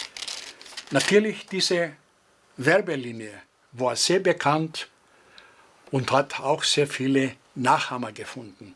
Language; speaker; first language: German; non-native, fluent; Greek